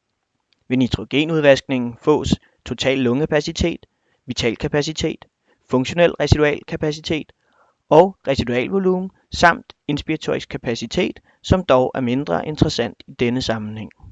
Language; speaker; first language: Danish; native; Danish